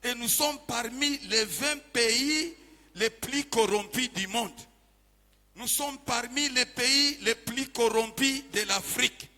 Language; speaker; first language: French; non-native, local second language; Swahili